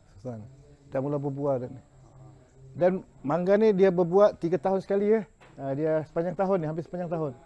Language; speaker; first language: Malay; non-native, local second language; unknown